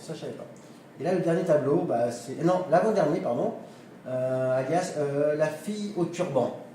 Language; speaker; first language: French; native; French